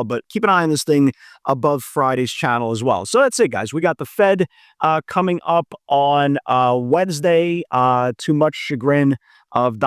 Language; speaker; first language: English; native; English